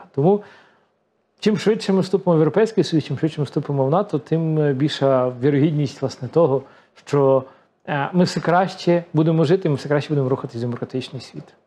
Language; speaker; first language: Ukrainian; native; Ukrainian